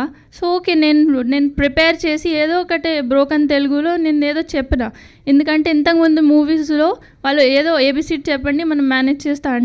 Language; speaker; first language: Telugu; non-native, learner; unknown